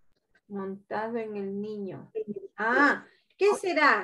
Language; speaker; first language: Spanish; native; Spanish